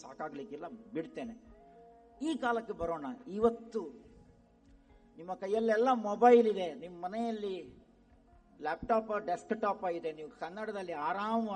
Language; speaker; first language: Kannada; non-native, local second language; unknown